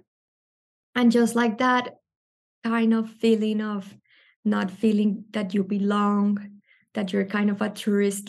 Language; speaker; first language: English; non-native, fluent; Spanish